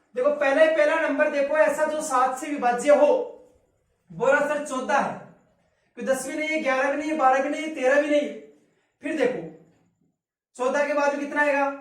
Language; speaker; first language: Hindi; native; Hindi